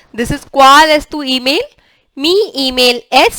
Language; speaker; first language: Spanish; non-native, learner; English